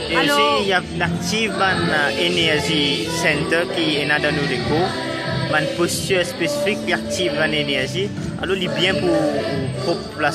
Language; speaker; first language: French; non-native, learner; Morisyen